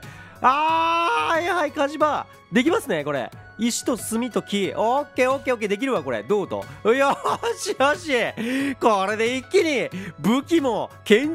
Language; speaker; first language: Japanese; native; Japanese